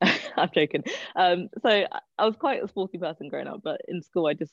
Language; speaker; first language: English; native; English